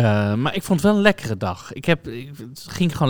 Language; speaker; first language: Dutch; native; Dutch